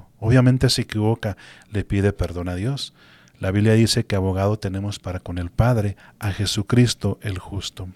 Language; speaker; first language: Spanish; native; Spanish